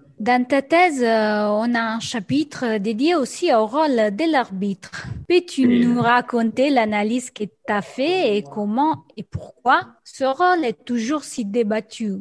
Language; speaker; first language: French; non-native, fluent; Italian